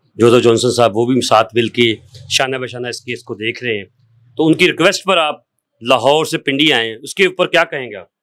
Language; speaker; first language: Urdu; non-native, local second language; Punjabi